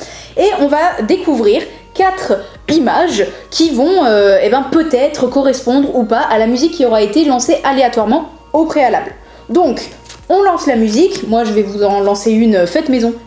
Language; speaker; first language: French; native; French